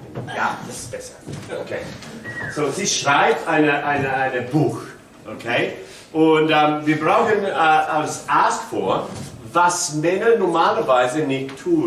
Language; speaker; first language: German; non-native, learner; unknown